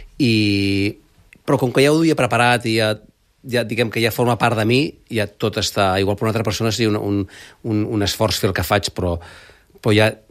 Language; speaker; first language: Catalan; native; Catalan